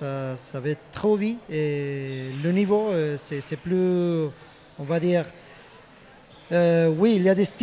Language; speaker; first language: French; non-native, fluent; Spanish